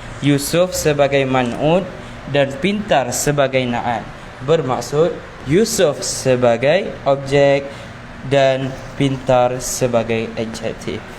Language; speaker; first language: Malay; native; Malay